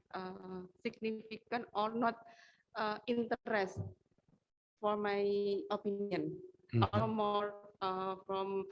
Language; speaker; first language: English; non-native, learner; Indonesian